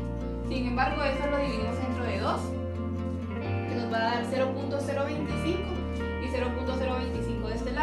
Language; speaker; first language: Spanish; native; Spanish